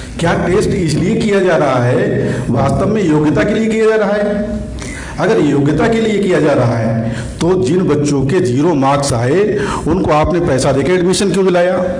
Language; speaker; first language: Hindi; native; Hindi